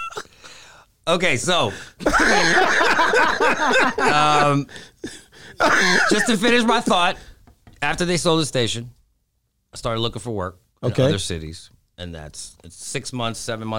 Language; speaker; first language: English; early bilingual, other home language; Greek